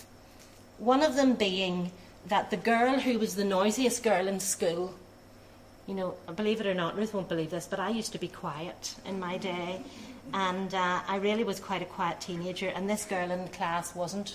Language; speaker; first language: English; native; English